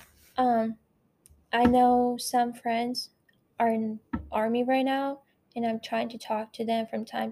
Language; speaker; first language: English; non-native, fluent; Ukrainian